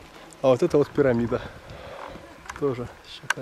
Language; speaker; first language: Russian; native; Russian